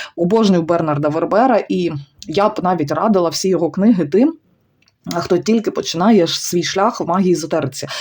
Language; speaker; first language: Ukrainian; non-native, local second language; Russian